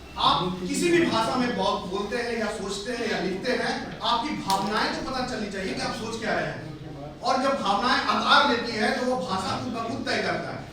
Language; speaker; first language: Hindi; native; Hindi